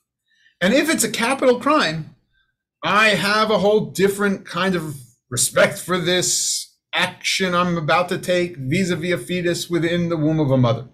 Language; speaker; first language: English; native; English